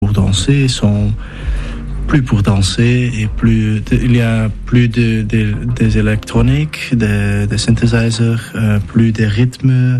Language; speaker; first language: French; non-native, fluent; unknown